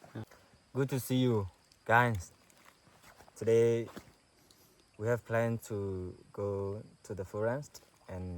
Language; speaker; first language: English; non-native, learner; S'gaw Karen